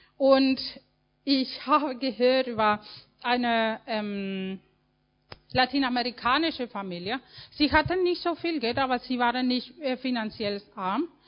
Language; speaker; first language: German; non-native, fluent; Spanish